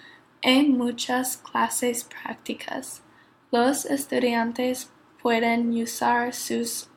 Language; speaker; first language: Spanish; non-native, learner; English